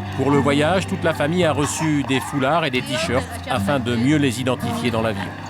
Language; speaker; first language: French; native; French